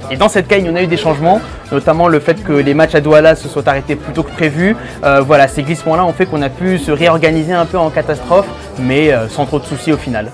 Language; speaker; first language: French; native; French